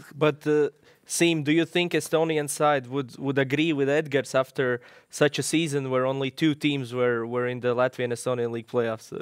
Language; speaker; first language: English; non-native, fluent; Latvian